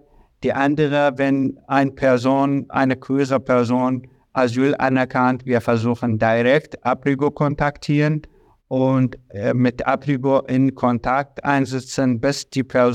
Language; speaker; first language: German; non-native, learner; Arabic